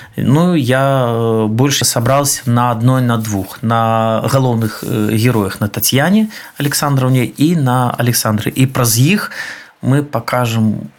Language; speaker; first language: Belarusian; non-native, local second language; Russian